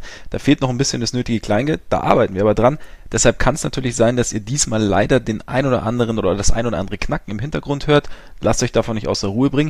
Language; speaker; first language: German; native; German